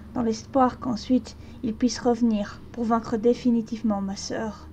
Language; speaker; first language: French; native; French